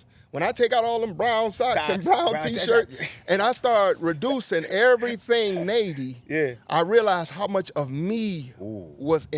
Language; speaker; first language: English; native; English